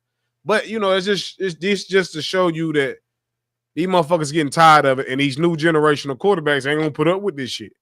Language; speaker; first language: English; native; English